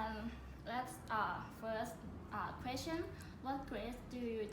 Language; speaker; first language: English; non-native, learner; Thai